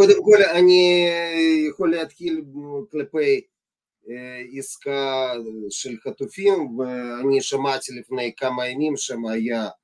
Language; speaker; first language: Hebrew; non-native, fluent; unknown